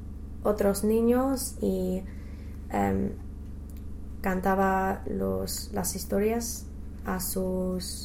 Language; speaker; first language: Spanish; non-native, learner; English